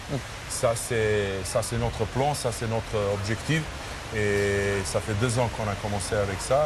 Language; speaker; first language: French; non-native, fluent; Serbian